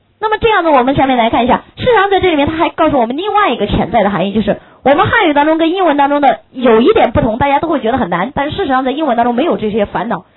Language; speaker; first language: Chinese; native; Chinese